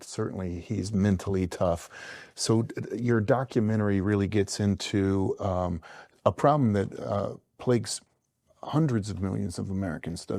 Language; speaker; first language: English; native; English